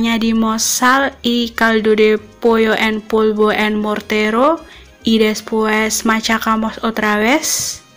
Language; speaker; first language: Spanish; non-native, fluent; Indonesian